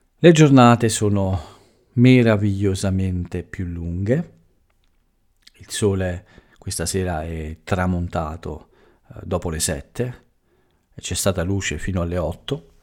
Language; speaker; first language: Italian; native; Italian